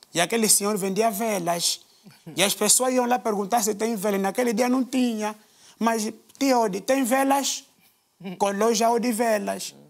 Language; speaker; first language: Portuguese; native; Portuguese